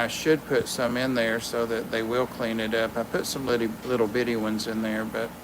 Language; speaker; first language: English; native; English